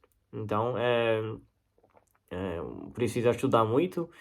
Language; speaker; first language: Portuguese; non-native, learner; Chinese